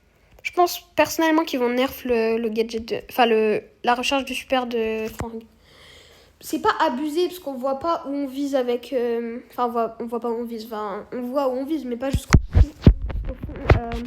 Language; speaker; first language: French; native; French